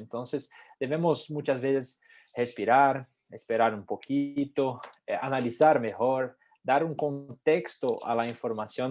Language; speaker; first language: Spanish; non-native, fluent; Portuguese